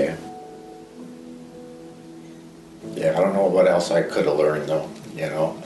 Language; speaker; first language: English; native; English